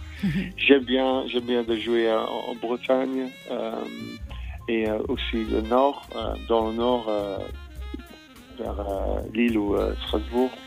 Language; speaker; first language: French; non-native, fluent; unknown